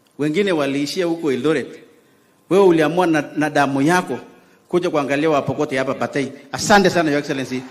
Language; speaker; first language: Swahili; non-native, local second language; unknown